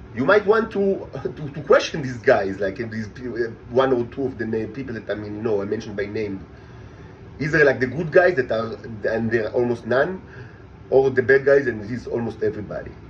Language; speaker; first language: English; non-native, fluent; Hebrew